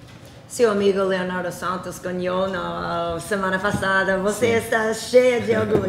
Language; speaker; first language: Portuguese; non-native, learner; English